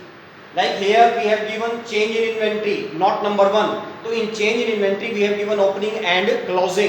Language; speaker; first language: English; non-native, local second language; Hindi